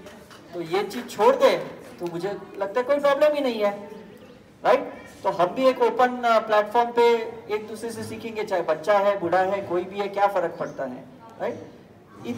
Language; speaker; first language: Hindi; native; Hindi